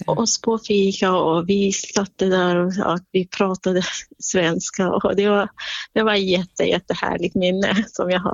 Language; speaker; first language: Swedish; non-native, fluent; Kurdish